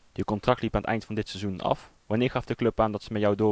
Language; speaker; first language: Dutch; native; Dutch